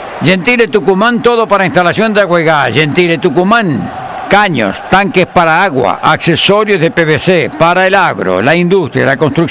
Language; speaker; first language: Spanish; native; Spanish